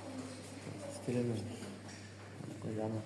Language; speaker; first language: French; native; French